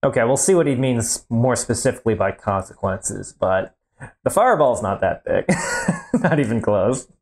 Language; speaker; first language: English; native; English